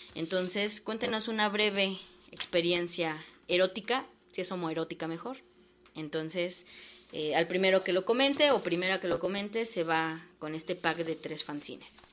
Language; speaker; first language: Spanish; native; Spanish